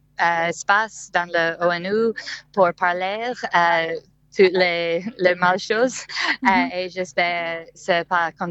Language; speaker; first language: French; non-native, learner; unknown